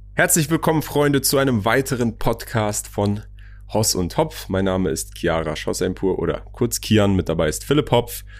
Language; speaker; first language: German; early bilingual, other home language; Persian